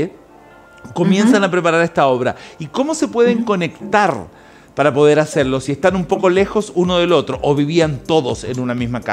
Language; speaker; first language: Spanish; native; Spanish